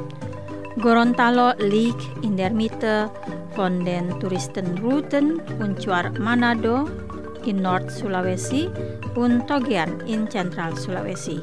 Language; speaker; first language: German; non-native, fluent; Indonesian